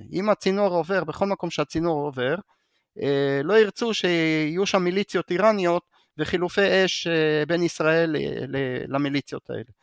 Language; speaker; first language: Hebrew; native; Hebrew